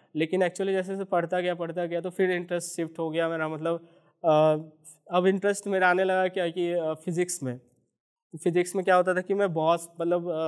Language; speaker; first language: Hindi; native; Hindi